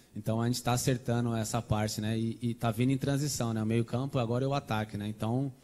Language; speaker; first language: Portuguese; native; Portuguese